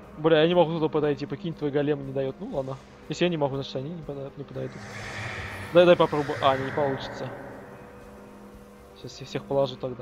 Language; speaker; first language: Russian; native; Russian